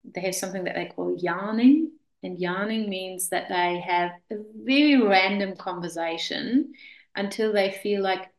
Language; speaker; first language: English; non-native, fluent; German